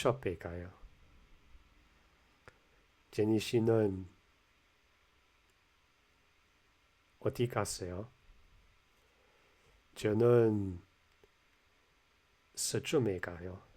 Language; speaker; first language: Korean; non-native, learner; English